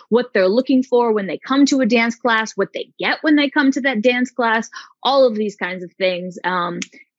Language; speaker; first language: English; native; English